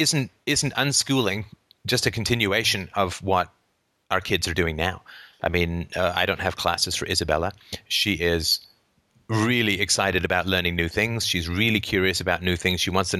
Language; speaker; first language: English; native; English